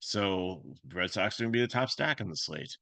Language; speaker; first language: English; native; English